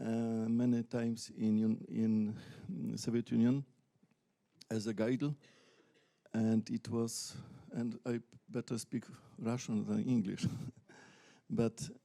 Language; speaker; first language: English; non-native, learner; Polish